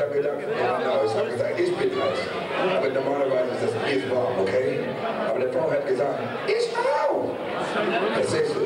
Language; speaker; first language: German; non-native, learner; English